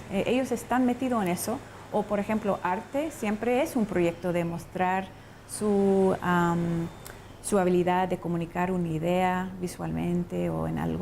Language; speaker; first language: Spanish; non-native, fluent; English